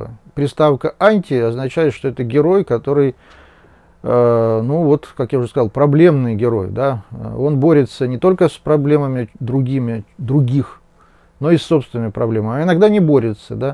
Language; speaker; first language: Russian; native; Russian